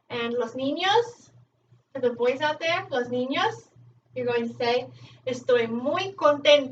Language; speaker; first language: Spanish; non-native, fluent; English